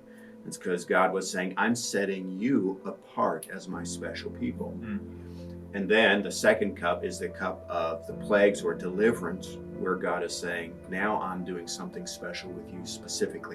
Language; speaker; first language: English; native; English